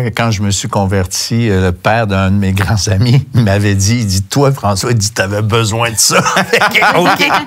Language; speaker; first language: French; native; French